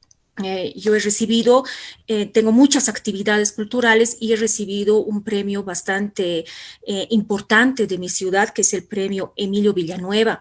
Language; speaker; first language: Spanish; native; Spanish